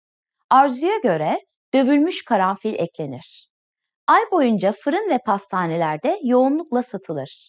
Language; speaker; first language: Turkish; native; Turkish